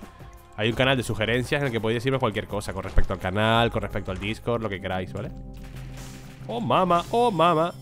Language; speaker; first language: Spanish; native; Spanish